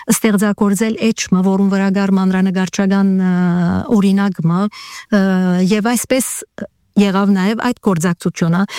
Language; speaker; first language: Armenian; early bilingual, heritage; Armenian